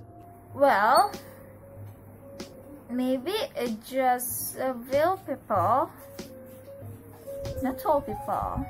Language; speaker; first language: English; non-native, learner; Indonesian